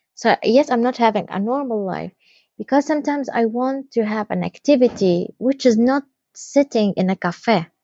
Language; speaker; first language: English; non-native, fluent; Arabic